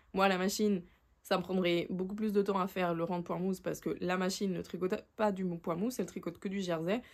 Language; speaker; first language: French; native; French